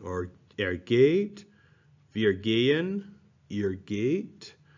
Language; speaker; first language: German; non-native, fluent; English